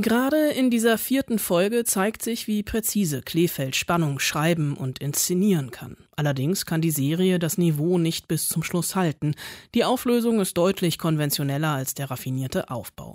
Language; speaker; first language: German; native; German